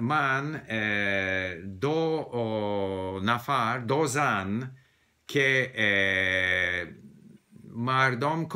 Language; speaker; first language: Persian; non-native, learner; English